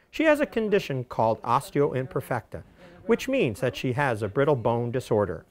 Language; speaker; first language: English; native; English